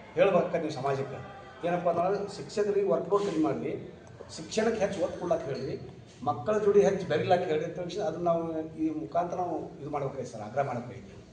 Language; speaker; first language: Kannada; native; Kannada